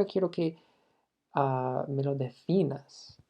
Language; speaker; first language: Spanish; non-native, fluent; English